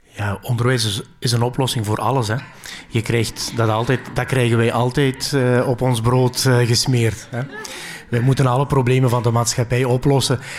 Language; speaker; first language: Dutch; early bilingual, other home language; Greek